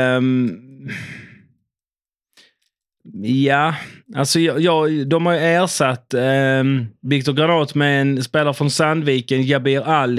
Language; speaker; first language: Swedish; native; Swedish